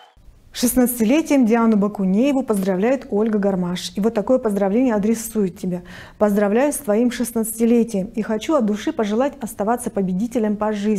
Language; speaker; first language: Russian; native; Russian